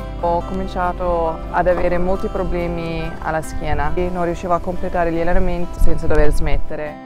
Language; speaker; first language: Italian; early bilingual, heritage; Italian